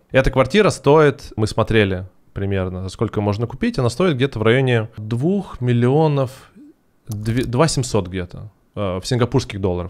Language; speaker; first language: Russian; native; Russian